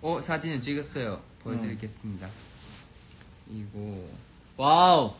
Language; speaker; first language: Korean; non-native, fluent; Thai